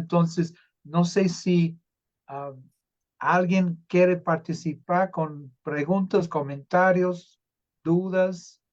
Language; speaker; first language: Spanish; non-native, fluent; English